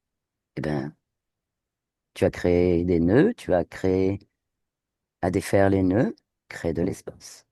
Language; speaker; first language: French; native; French